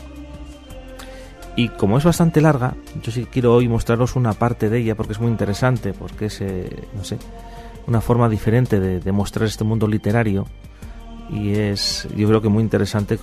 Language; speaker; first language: Spanish; native; Spanish